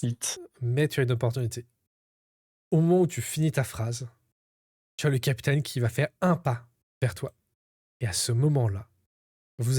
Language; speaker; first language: French; native; French